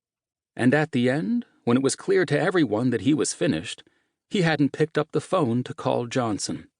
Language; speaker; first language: English; native; English